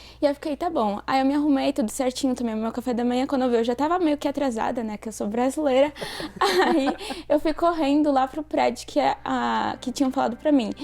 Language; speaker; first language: Portuguese; native; Portuguese